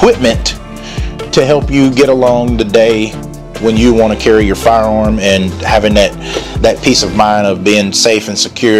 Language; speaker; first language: English; native; English